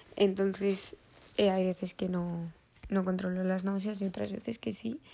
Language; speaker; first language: Spanish; native; Spanish